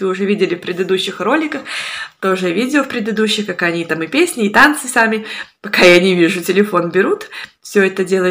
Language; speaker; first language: Russian; native; Russian